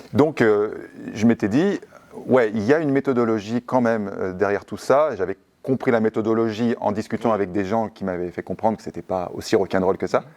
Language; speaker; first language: French; native; French